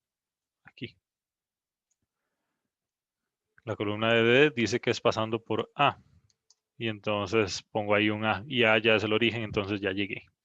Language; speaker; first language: Spanish; native; Spanish